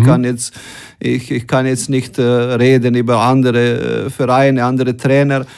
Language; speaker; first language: German; non-native, fluent; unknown